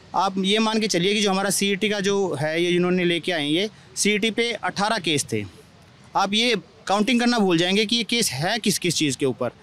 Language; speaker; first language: Hindi; native; Hindi